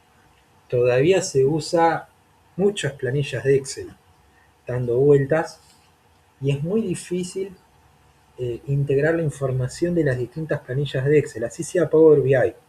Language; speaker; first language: Spanish; native; Spanish